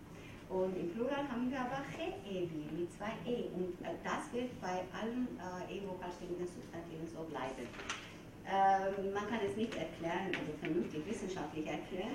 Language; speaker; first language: German; non-native, fluent; Georgian